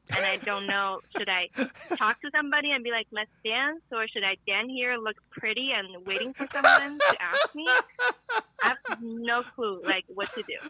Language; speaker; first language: English; non-native, fluent; Chinese